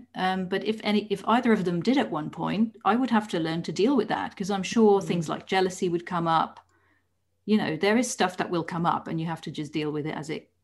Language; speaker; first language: English; non-native, fluent; Dutch